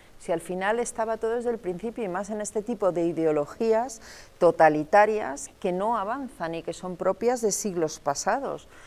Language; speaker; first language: Spanish; native; Spanish